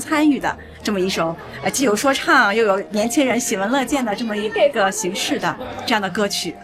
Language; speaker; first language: Chinese; native; Chinese